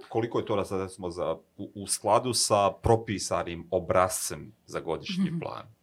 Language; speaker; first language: Bosnian; native; Bosnian